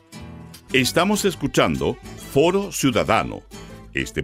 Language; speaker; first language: Spanish; native; Spanish